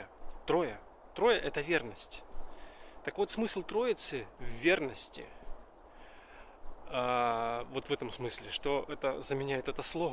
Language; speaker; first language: Russian; native; Russian